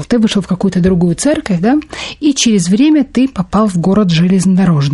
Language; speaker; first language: Russian; native; Russian